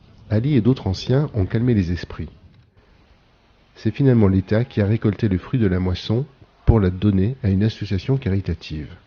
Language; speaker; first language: French; native; French